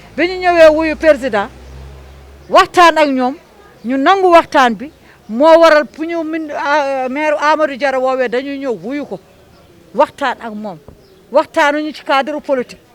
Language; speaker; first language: Wolof; native; Wolof